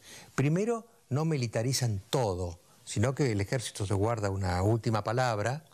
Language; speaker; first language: Spanish; native; Spanish